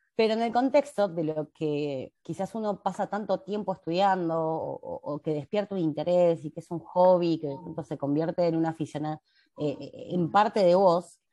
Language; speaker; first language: Spanish; native; Spanish